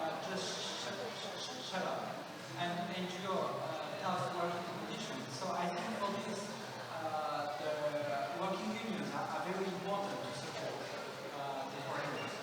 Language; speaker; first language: English; non-native, fluent; French